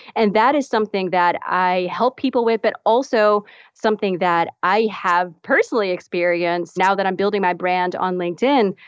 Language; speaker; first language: English; non-native, fluent; Dutch